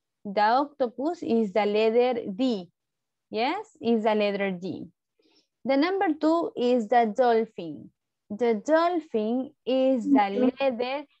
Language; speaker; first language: English; non-native, fluent; Spanish